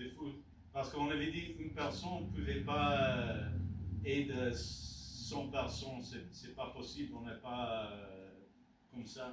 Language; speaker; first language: French; non-native, learner; English